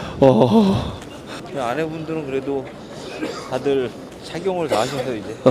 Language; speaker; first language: Korean; native; Korean